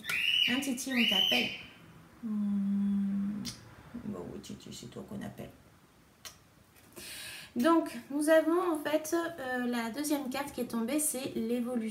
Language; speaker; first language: French; native; French